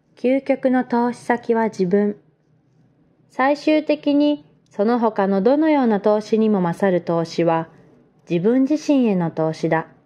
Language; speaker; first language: Japanese; non-native, fluent; Vietnamese